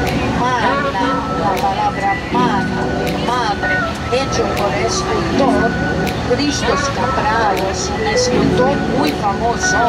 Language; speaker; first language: Spanish; non-native, learner; Greek